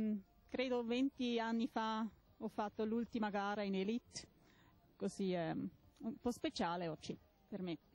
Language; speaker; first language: Italian; non-native, learner; German